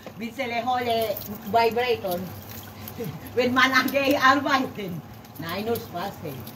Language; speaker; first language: German; non-native, learner; Filipino